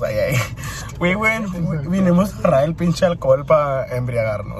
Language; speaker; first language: Spanish; early bilingual, heritage; Spanish